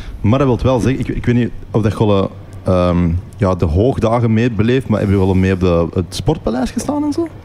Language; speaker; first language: Dutch; non-native, local second language; French